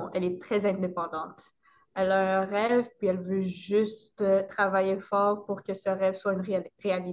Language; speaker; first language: French; non-native, local second language; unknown